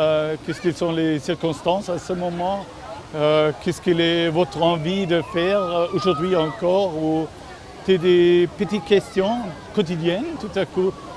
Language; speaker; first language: French; non-native, fluent; German